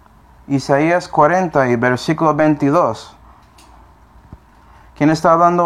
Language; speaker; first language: Spanish; non-native, fluent; English